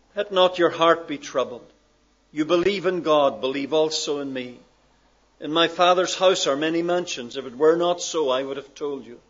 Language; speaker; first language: English; native; English